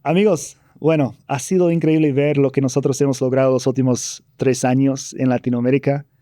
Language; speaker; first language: Spanish; non-native, fluent; English